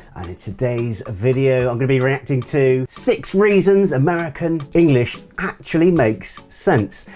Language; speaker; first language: English; native; English